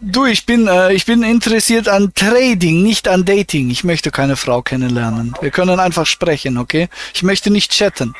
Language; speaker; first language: German; native; German